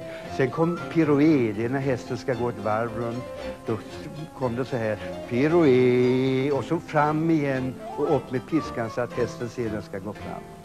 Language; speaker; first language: Swedish; native; Swedish